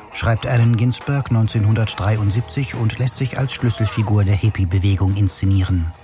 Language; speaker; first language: German; native; German